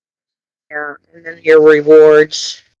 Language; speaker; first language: English; native; English